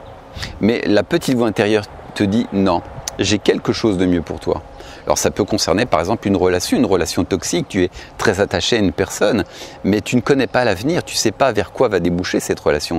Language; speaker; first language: French; native; French